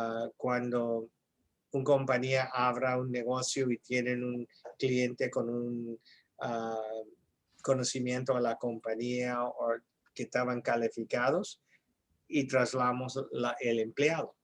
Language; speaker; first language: Spanish; early bilingual, heritage; English